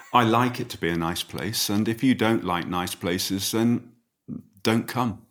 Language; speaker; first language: English; native; English